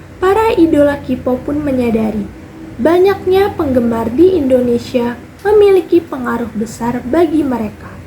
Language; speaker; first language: Indonesian; native; Indonesian